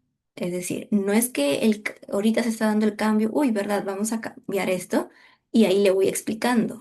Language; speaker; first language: Spanish; native; Spanish